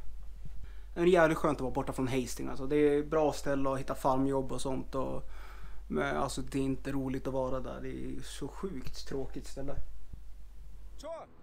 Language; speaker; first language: Swedish; native; Swedish